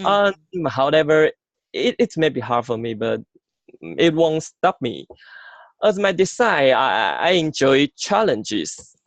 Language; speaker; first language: English; non-native, fluent; Chinese